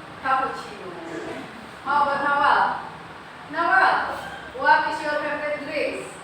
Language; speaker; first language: English; non-native, learner; Indonesian